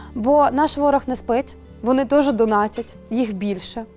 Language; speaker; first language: Ukrainian; native; Ukrainian